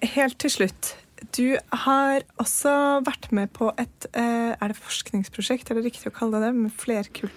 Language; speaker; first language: Norwegian; native; Norwegian